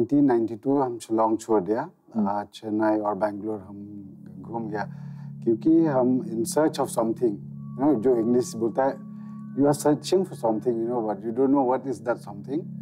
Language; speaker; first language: Hindi; non-native, local second language; Khasi